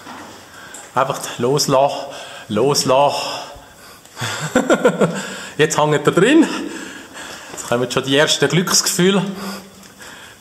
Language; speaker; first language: German; native; German